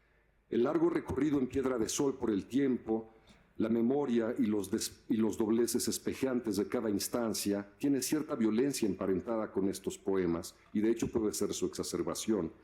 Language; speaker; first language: Spanish; native; Spanish